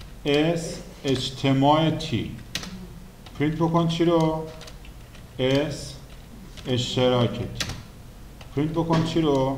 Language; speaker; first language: Persian; native; Persian